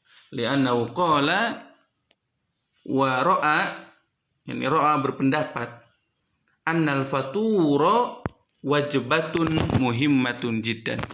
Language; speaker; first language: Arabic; non-native, fluent; Indonesian